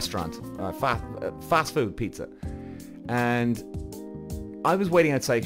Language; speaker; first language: English; native; English